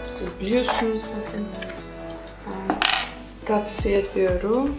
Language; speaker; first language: Turkish; non-native, fluent; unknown